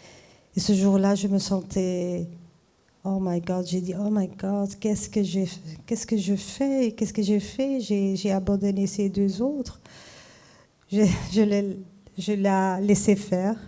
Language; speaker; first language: French; non-native, fluent; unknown